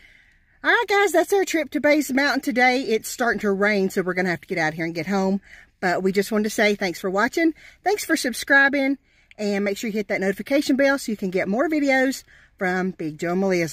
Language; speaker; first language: English; native; English